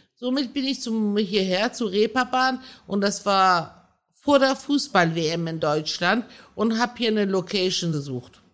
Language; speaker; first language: German; early bilingual, other home language; Persian